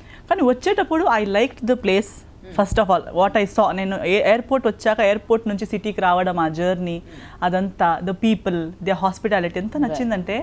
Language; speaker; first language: Telugu; non-native, learner; Konkani